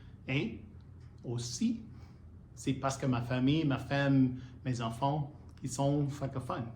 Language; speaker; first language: French; non-native, learner; English